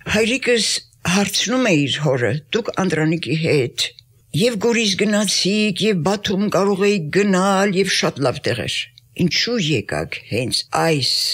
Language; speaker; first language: Armenian; native; Armenian